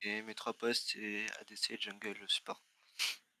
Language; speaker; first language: French; native; French